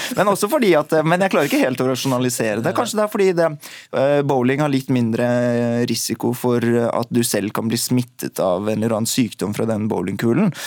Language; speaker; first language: Norwegian; early bilingual, other home language; Urdu